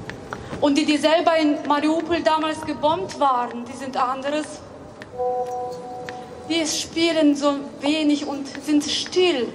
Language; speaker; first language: German; non-native, fluent; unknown